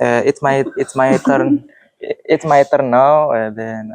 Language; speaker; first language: English; non-native, learner; Indonesian